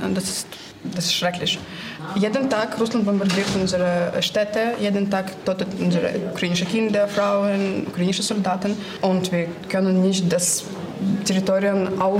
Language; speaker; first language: German; non-native, learner; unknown